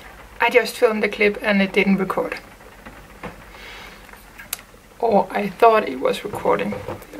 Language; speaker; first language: English; non-native, fluent; Danish